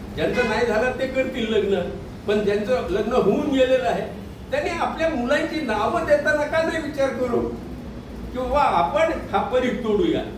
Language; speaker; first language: Marathi; non-native, local second language; Urdu